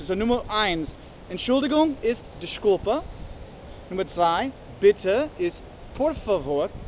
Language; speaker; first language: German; non-native, learner; English